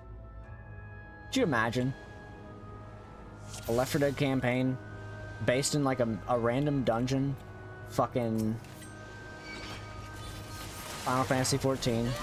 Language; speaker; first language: English; native; English